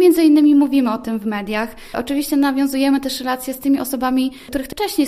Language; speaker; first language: Polish; native; Polish